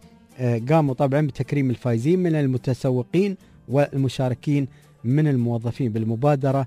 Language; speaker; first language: Arabic; native; Arabic